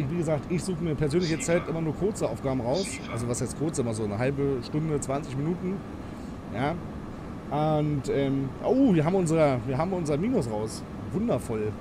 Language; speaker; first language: German; native; German